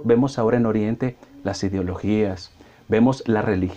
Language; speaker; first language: Spanish; native; Spanish